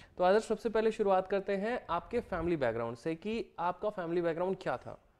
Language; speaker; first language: Hindi; native; Hindi